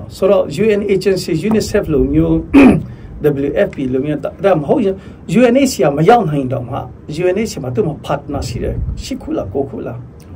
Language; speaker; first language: Burmese; non-native, local second language; Hakha Chin